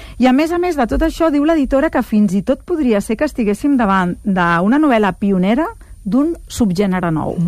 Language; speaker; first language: Catalan; native; Catalan